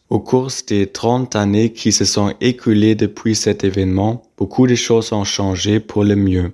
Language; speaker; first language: French; non-native, fluent; German